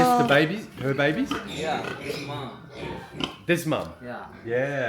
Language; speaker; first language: English; non-native, learner; Turkish